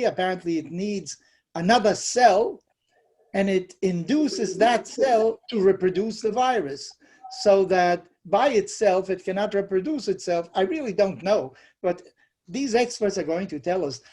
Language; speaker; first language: English; non-native, fluent; Spanish